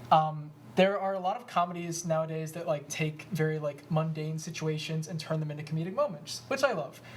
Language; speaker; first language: English; native; English